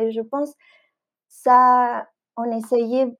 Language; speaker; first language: French; non-native, fluent; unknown